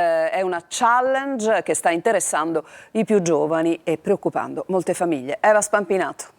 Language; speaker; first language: Italian; native; Italian